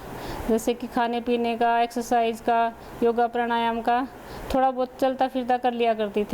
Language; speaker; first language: Hindi; native; Hindi